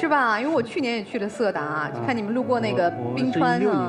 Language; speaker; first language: Chinese; native; Chinese